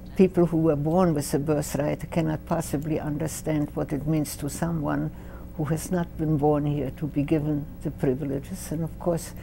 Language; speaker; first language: English; non-native, fluent; Polish